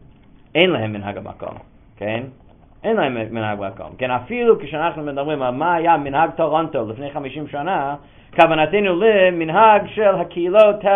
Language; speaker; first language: Hebrew; non-native, fluent; English